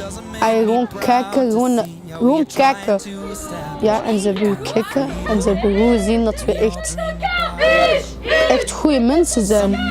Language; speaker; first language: Dutch; non-native, local second language; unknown